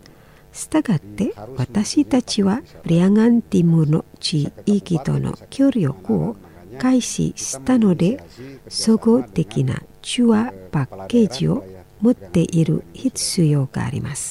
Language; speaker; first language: Japanese; non-native, fluent; Indonesian